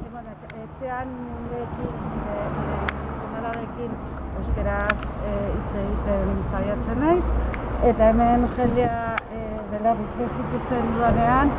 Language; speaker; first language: Basque; non-native, local second language; Spanish